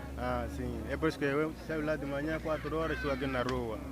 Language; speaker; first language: Portuguese; non-native, local second language; Makhuwa